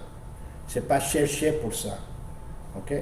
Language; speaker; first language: French; non-native, learner; Spanish